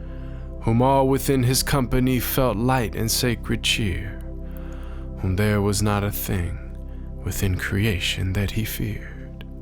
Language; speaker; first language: English; native; English